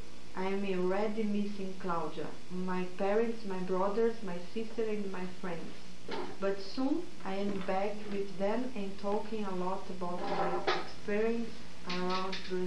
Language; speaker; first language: English; non-native, learner; Portuguese